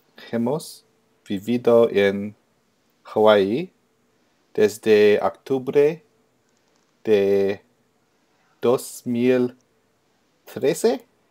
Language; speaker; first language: Spanish; non-native, learner; English